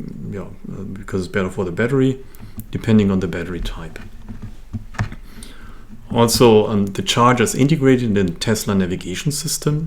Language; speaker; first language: English; non-native, fluent; German